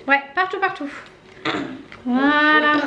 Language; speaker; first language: French; native; French